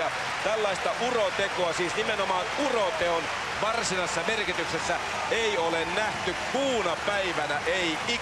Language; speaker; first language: Finnish; native; Finnish